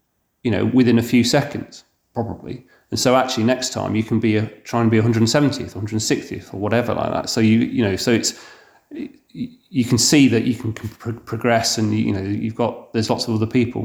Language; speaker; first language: English; native; English